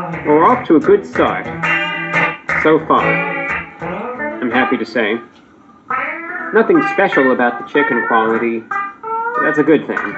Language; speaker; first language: English; native; English